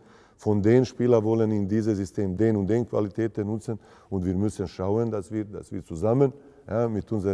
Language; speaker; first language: German; non-native, fluent; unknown